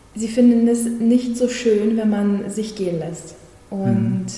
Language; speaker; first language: German; early bilingual, other home language; Russian